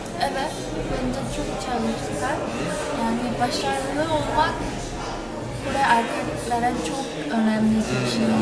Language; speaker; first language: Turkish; non-native, learner; Korean